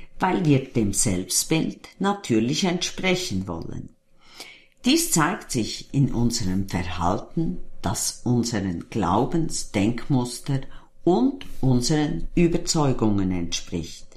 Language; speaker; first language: German; native; German